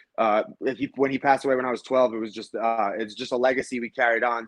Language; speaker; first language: English; native; English